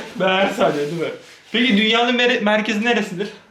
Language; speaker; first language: Turkish; native; Turkish